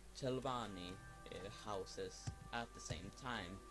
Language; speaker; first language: English; non-native, fluent; Swedish